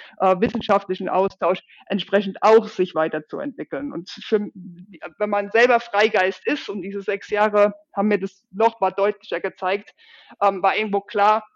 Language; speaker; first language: German; native; German